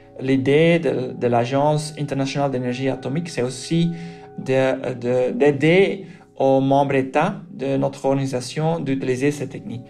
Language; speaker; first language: French; non-native, local second language; Dutch